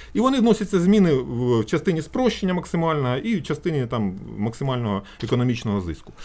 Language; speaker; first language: Ukrainian; native; Ukrainian